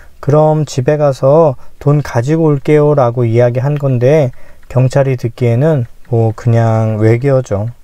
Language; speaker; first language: Korean; native; Korean